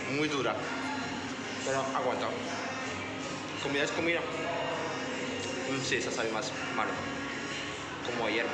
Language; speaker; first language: Spanish; non-native, fluent; French